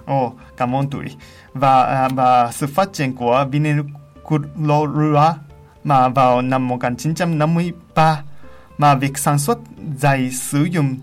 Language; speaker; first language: Vietnamese; non-native, fluent; Japanese